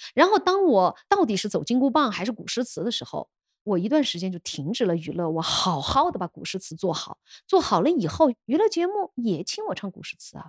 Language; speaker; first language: Chinese; native; Chinese